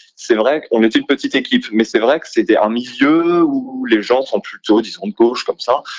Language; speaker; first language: French; native; French